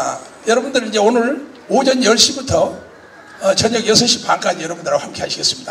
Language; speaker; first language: Korean; native; Korean